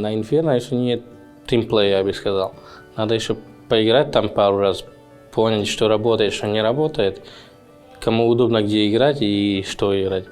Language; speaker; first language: Russian; non-native, fluent; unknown